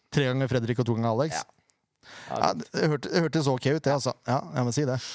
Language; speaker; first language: Norwegian; native; Norwegian